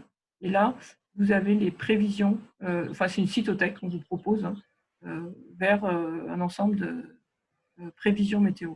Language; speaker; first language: French; native; French